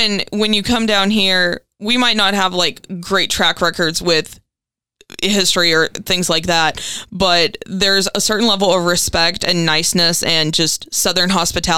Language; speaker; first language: English; native; English